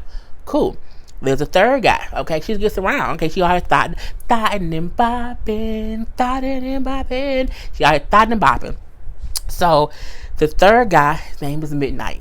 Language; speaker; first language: English; native; English